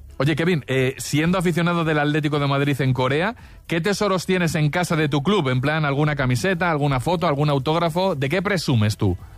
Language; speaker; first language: Spanish; native; Spanish